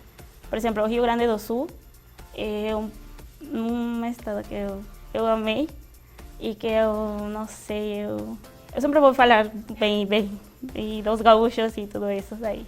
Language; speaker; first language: Portuguese; non-native, fluent; Spanish